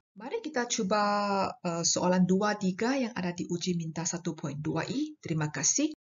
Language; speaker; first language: Malay; non-native, local second language; Chinese